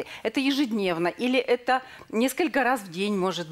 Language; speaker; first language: Russian; native; Russian